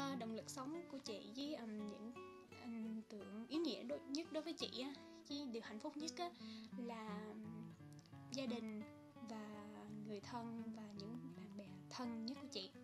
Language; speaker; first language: Vietnamese; early bilingual, heritage; Vietnamese